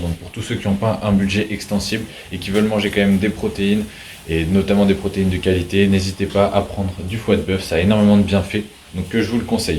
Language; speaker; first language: French; native; French